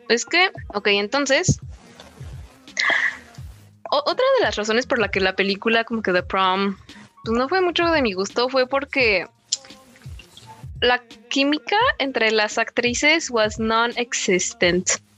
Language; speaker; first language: Spanish; native; Spanish